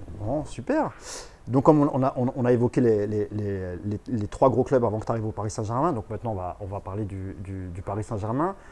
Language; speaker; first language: French; native; French